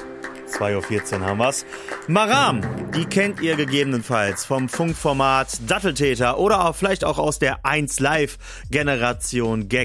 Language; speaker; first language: German; native; German